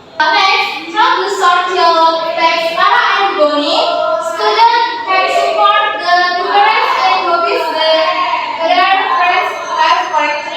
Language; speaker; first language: English; non-native, learner; Indonesian